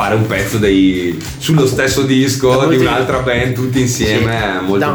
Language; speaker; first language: Italian; native; Italian